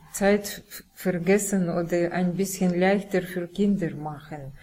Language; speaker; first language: German; non-native, fluent; Russian